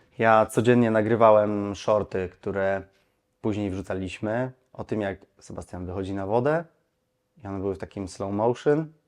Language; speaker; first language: Polish; native; Polish